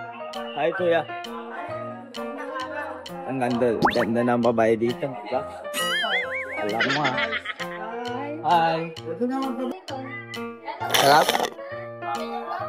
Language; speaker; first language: Filipino; non-native, learner; Spanish